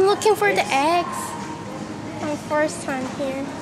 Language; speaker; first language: English; non-native, learner; Korean